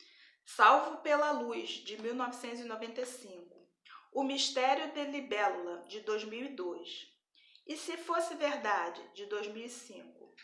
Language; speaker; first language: Portuguese; native; Portuguese